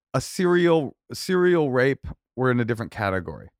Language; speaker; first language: English; native; English